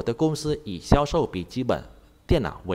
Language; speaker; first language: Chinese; non-native, fluent; Vietnamese